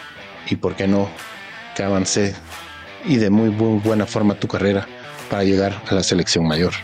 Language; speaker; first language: Spanish; native; Spanish